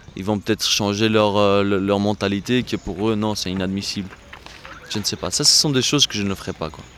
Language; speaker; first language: French; non-native, fluent; Armenian